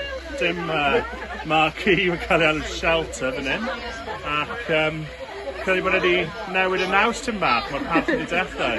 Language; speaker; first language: Welsh; native; Welsh